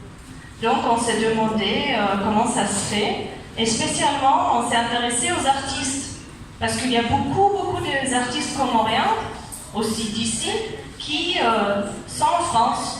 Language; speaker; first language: French; non-native, fluent; German